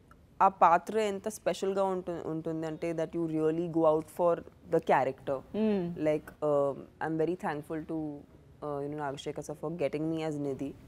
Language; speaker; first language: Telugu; non-native, local second language; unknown